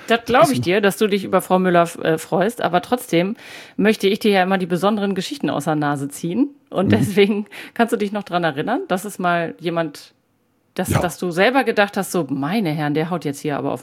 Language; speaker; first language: German; native; German